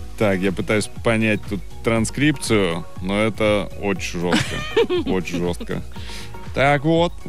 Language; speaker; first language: Russian; native; Russian